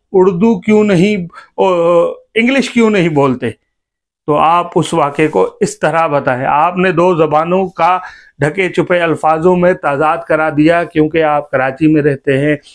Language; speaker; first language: Urdu; native; Urdu